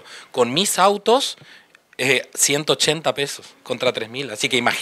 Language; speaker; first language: Spanish; native; Spanish